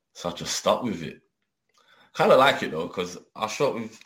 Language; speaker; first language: English; native; English